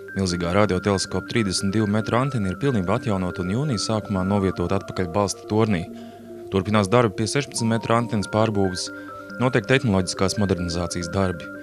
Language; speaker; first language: Latvian; native; Latvian